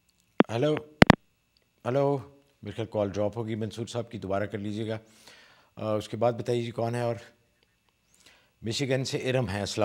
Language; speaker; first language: Urdu; native; Urdu